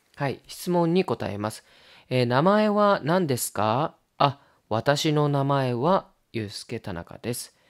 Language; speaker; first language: Japanese; native; Japanese